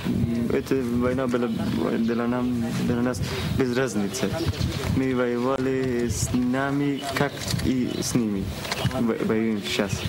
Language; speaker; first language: Russian; non-native, learner; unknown